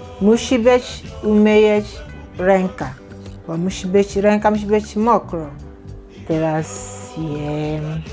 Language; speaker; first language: Polish; non-native, learner; Igbo